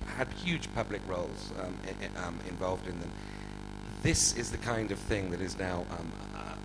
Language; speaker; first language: English; native; English